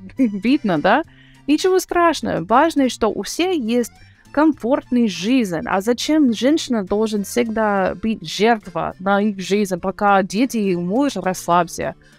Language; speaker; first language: Russian; non-native, learner; English